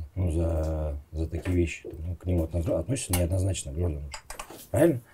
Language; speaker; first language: Russian; native; Russian